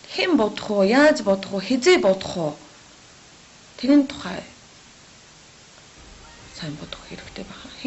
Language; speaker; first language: Mongolian; non-native, learner; Japanese